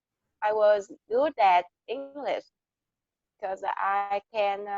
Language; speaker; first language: English; non-native, learner; Vietnamese